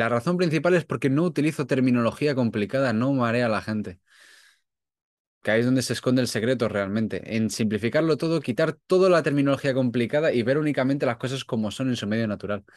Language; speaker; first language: Spanish; native; Spanish